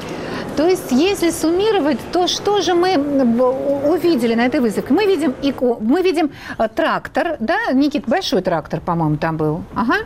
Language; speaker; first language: Russian; native; Russian